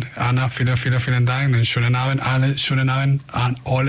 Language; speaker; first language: German; non-native, fluent; Spanish